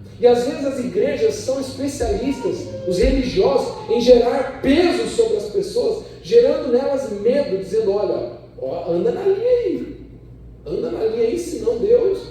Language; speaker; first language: Portuguese; early bilingual, other home language; Spanish